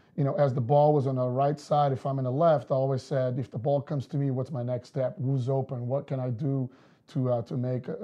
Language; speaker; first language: English; non-native, fluent; Portuguese